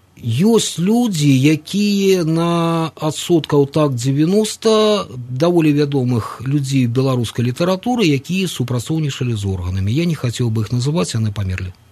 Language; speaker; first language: Belarusian; non-native, local second language; Russian